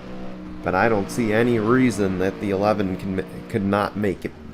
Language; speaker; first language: English; native; English